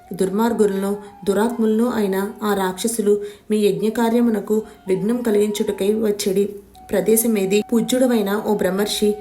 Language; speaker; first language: Telugu; native; Telugu